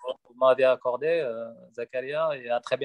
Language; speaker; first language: French; non-native, learner; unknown